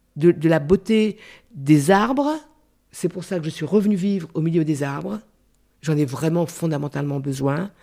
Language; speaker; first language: French; non-native, local second language; Réunion Creole French